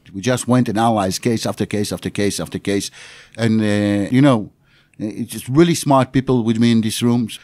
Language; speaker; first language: English; non-native, fluent; Hebrew